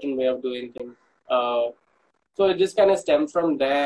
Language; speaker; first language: English; non-native, local second language; Hindi